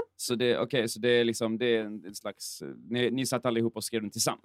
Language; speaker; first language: Swedish; native; Swedish